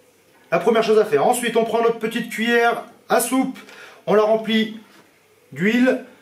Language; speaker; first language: French; native; French